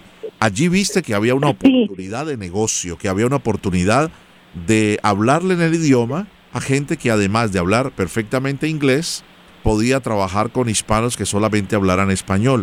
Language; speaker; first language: Spanish; native; Spanish